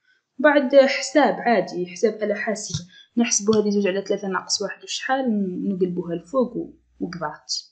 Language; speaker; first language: Arabic; native; Arabic